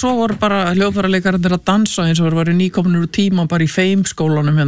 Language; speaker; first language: Icelandic; native; Icelandic